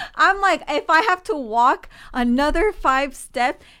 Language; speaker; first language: English; native; English